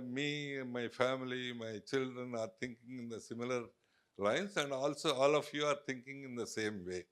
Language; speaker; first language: English; non-native, local second language; Telugu